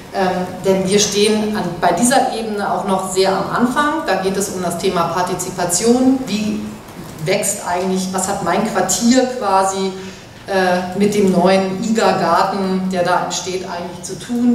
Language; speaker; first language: German; native; German